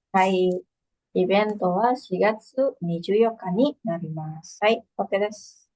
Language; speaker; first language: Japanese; non-native, fluent; Indonesian